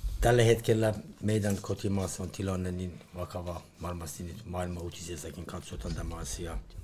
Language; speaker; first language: Finnish; non-native, fluent; Persian